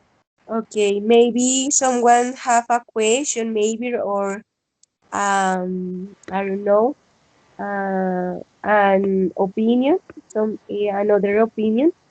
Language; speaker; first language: English; non-native, learner; Spanish